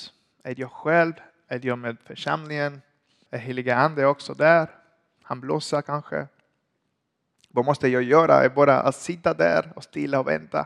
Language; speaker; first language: Swedish; non-native, learner; Spanish